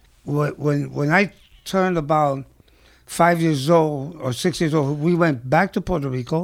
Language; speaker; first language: English; early bilingual, other home language; Spanish